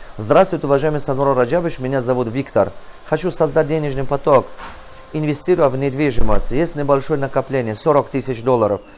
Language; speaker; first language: Russian; non-native, local second language; Tajik